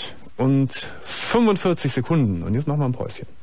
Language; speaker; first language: German; native; German